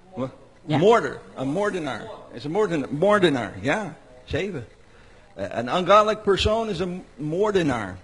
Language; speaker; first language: Dutch; non-native, learner; English